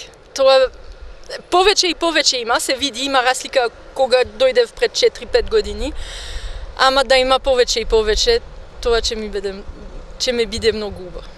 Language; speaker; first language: Macedonian; non-native, learner; French